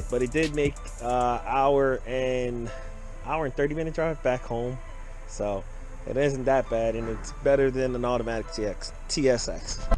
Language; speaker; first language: English; native; English